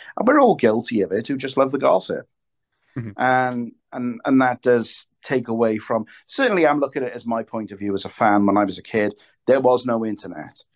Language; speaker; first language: English; native; English